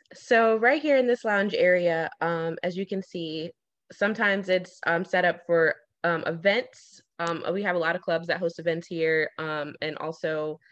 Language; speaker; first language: English; native; English